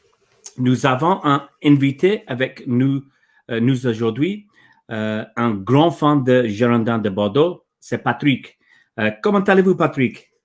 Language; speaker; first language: French; non-native, learner; English